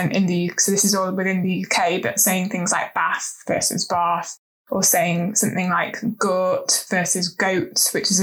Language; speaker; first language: English; native; English